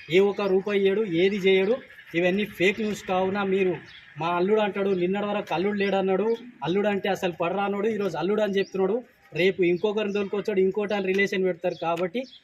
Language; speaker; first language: Telugu; native; Telugu